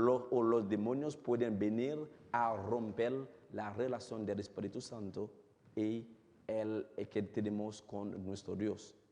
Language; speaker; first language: Spanish; non-native, fluent; Haitian Creole